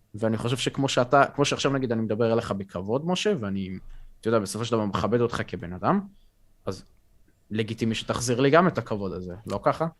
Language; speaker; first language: Hebrew; native; Hebrew